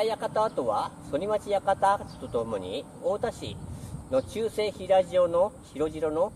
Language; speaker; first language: Japanese; native; Japanese